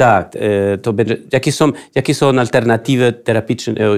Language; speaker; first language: Polish; non-native, learner; Spanish